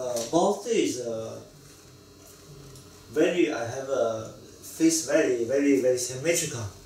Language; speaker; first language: English; non-native, learner; Italian